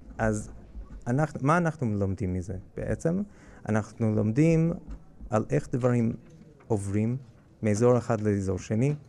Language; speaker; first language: Hebrew; non-native, fluent; English